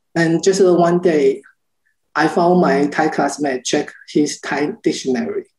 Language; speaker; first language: English; non-native, learner; Chinese